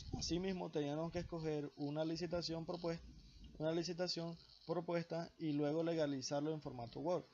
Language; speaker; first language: Spanish; native; Spanish